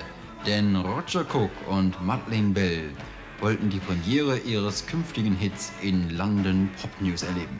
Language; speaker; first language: German; native; German